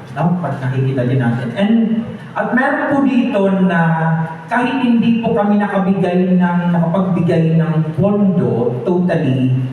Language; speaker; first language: Filipino; non-native, local second language; Bikol